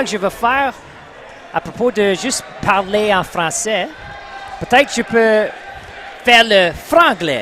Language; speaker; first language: French; non-native, local second language; English